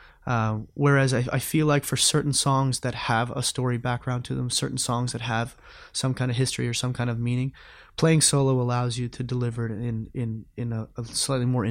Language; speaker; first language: English; native; English